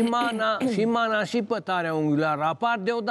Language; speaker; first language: Romanian; native; Romanian